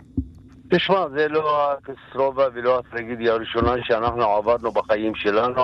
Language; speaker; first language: Hebrew; non-native, local second language; Arabic